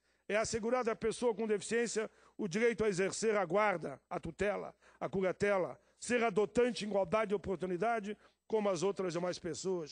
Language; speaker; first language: Portuguese; native; Portuguese